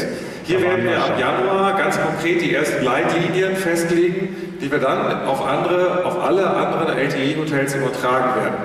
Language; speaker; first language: German; native; German